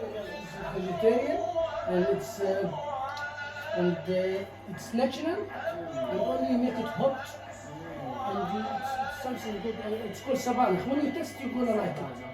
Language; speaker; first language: English; non-native, learner; Arabic